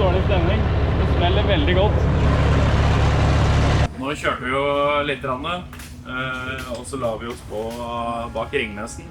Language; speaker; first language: Norwegian; native; Norwegian